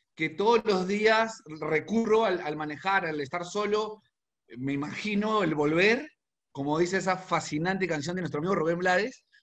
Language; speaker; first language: Spanish; native; Spanish